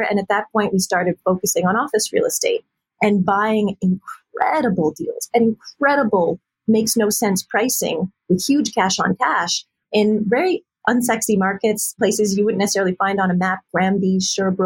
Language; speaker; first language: English; native; English